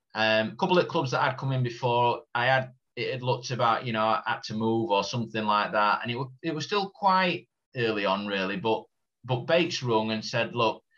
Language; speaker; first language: English; native; English